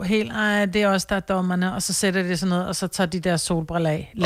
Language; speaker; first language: Danish; native; Danish